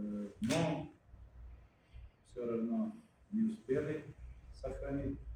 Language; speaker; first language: Russian; non-native, fluent; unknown